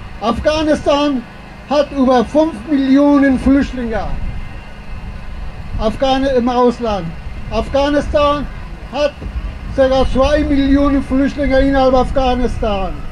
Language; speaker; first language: German; non-native, fluent; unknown